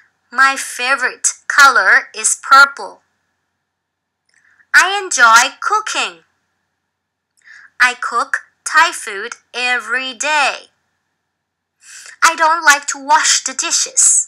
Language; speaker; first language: English; non-native, fluent; Thai